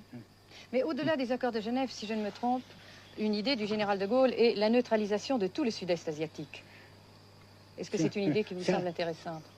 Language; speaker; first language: French; native; French